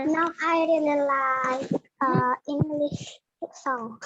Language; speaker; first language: English; non-native, learner; Indonesian